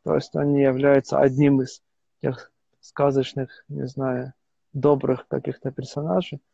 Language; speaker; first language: Russian; non-native, local second language; Armenian